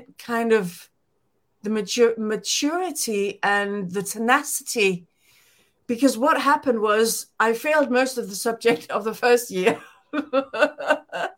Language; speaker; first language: English; non-native, fluent; Danish